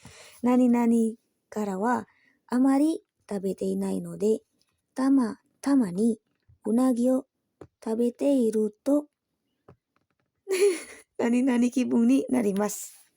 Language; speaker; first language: Japanese; non-native, learner; Indonesian